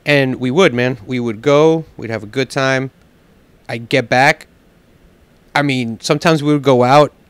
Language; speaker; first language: English; native; English